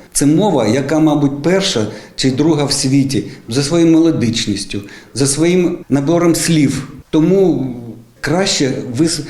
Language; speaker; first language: Ukrainian; non-native, local second language; Russian